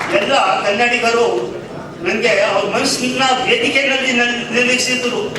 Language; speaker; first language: Kannada; non-native, local second language; Urdu